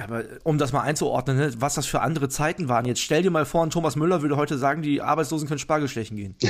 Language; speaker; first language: German; native; German